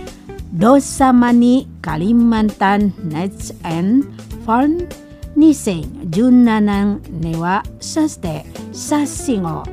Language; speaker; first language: Japanese; non-native, learner; Indonesian